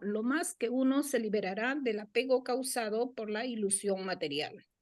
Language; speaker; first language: Spanish; native; Spanish